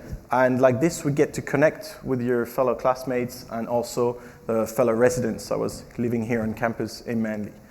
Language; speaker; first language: English; non-native, fluent; French